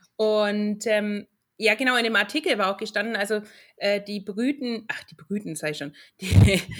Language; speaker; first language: German; native; German